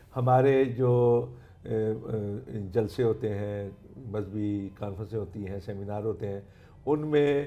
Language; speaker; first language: Urdu; non-native, local second language; Punjabi